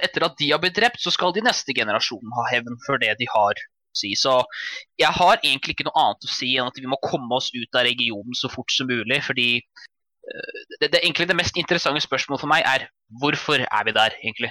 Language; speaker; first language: Norwegian; native; Norwegian